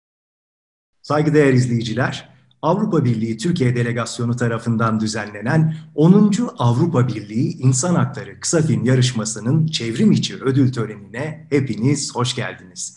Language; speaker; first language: Turkish; native; Turkish